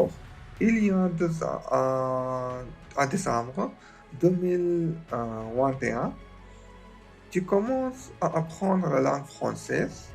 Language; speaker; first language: French; non-native, learner; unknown